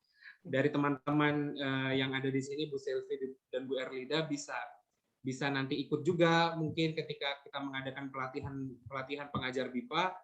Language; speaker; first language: Indonesian; native; Indonesian